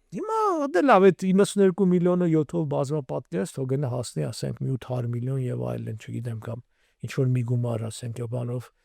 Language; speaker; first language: Armenian; native; Armenian